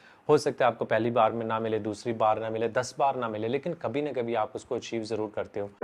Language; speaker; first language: Urdu; native; Urdu